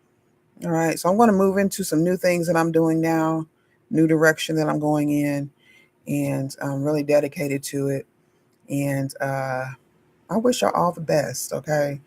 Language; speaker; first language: English; native; English